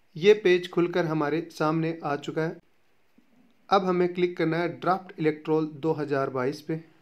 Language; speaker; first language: Hindi; native; Hindi